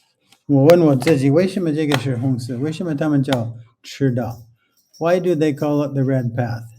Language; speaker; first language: Chinese; non-native, fluent; English